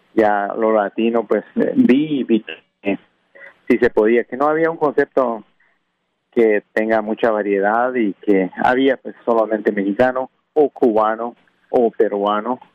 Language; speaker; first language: Spanish; non-native, local second language; Kʼicheʼ